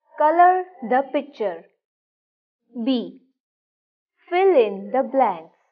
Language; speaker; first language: English; non-native, local second language; Gujarati